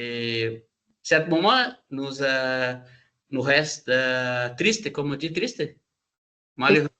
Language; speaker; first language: French; non-native, learner; Portuguese